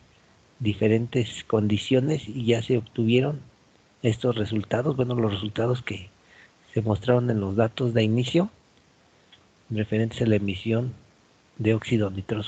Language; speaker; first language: Spanish; native; Spanish